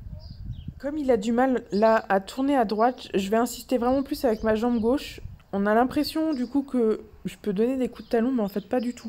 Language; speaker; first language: French; native; French